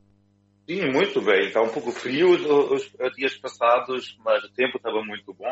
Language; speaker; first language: Portuguese; non-native, fluent; German